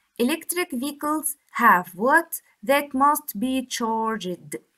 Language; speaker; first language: English; non-native, fluent; Arabic